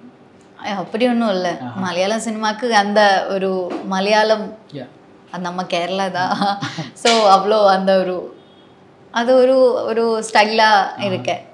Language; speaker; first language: Tamil; non-native, learner; Malayalam